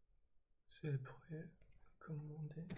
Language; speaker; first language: French; non-native, learner; English